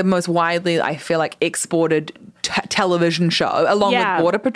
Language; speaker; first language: English; native; English